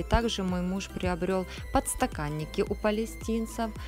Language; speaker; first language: Russian; native; Russian